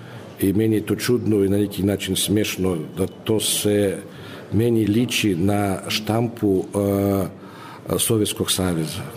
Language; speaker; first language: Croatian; non-native, fluent; Russian